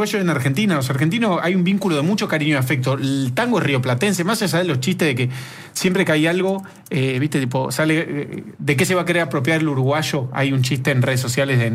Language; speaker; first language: Spanish; native; Spanish